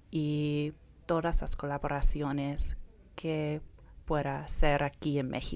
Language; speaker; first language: Spanish; non-native, fluent; English